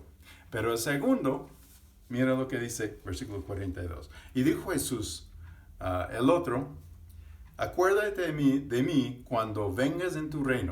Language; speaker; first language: Spanish; non-native, fluent; English